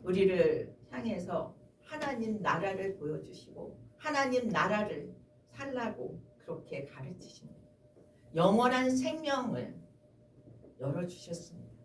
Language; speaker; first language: Korean; native; Korean